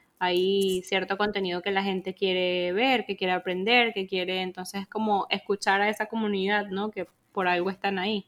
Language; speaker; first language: Spanish; native; Spanish